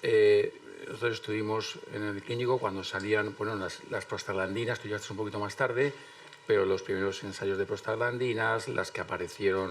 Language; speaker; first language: Spanish; native; Spanish